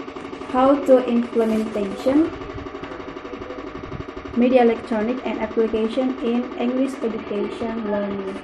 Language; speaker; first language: English; non-native, learner; Indonesian